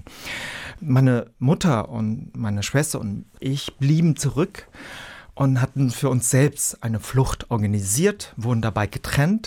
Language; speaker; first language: German; early bilingual, other home language; Vietnamese